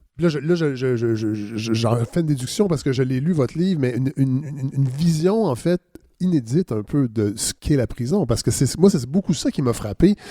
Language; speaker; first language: French; native; French